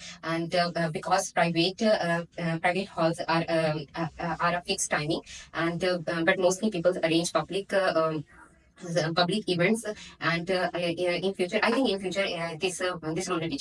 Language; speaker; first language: English; non-native, learner; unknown